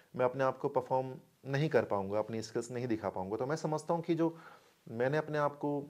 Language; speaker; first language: Hindi; native; Hindi